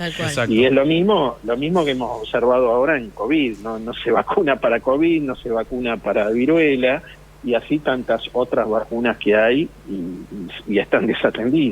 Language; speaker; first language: Spanish; native; Spanish